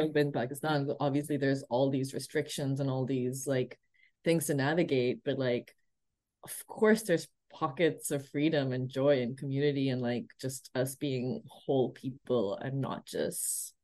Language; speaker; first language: English; non-native, local second language; Urdu